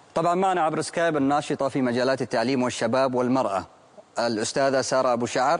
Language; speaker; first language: Arabic; native; Arabic